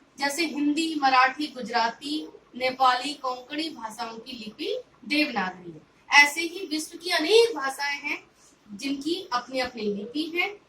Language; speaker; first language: Hindi; native; Hindi